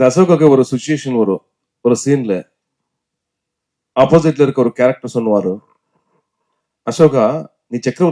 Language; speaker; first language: Tamil; non-native, learner; Kannada